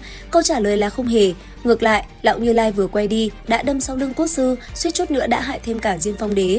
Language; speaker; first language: Vietnamese; native; Vietnamese